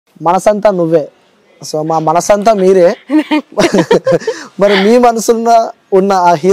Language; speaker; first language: Telugu; native; Telugu